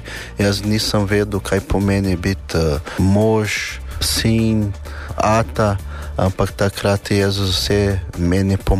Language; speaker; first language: Slovenian; non-native, learner; Portuguese